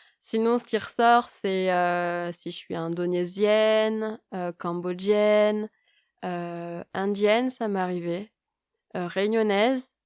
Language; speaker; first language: French; native; French